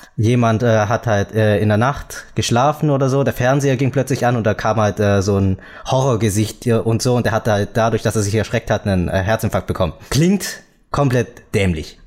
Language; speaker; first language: German; early bilingual, other home language; Vietnamese